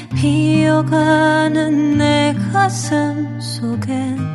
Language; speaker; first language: Korean; non-native, fluent; Spanish